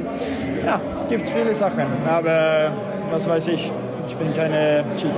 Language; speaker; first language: German; non-native, learner; Swedish